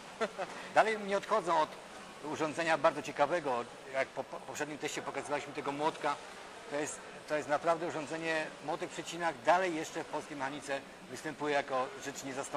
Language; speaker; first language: Polish; native; Polish